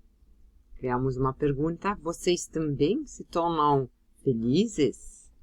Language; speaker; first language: Portuguese; non-native, fluent; German